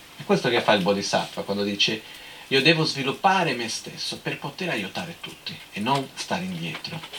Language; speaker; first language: Italian; non-native, fluent; Portuguese